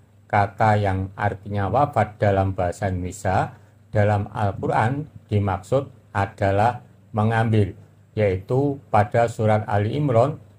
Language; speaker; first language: Indonesian; native; Indonesian